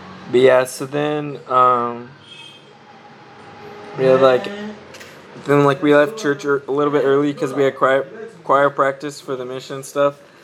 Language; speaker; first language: English; native; English